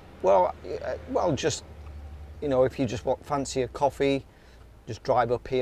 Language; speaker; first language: English; native; English